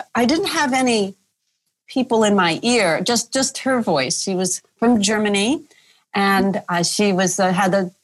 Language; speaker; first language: English; native; English